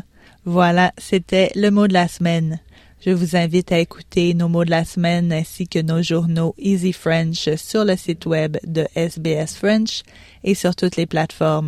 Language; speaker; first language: French; native; French